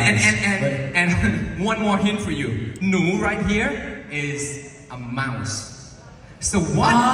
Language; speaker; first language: English; non-native, fluent; Thai